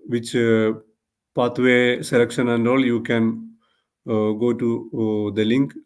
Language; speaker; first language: English; non-native, local second language; Malayalam